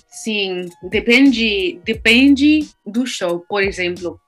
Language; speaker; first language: Portuguese; non-native, learner; English